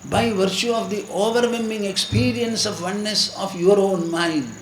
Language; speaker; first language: English; non-native, local second language; Malayalam